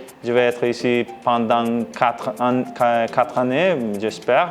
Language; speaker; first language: French; non-native, fluent; Spanish